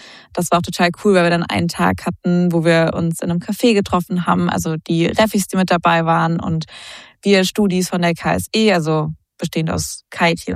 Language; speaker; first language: German; native; German